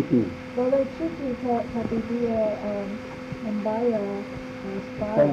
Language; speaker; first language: Indonesian; non-native, learner; English